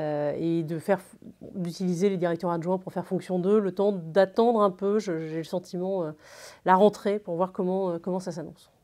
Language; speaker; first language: French; native; French